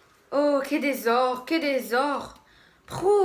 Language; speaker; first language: French; non-native, learner; Italian